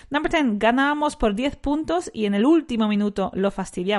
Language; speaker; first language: Spanish; native; Spanish